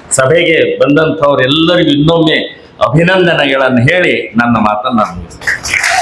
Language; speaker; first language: Kannada; native; Kannada